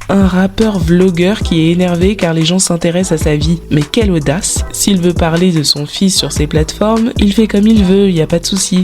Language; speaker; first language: French; native; French